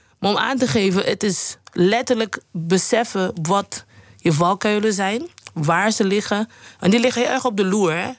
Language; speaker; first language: Dutch; non-native, local second language; Papiamento